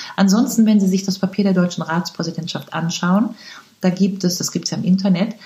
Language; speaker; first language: German; native; German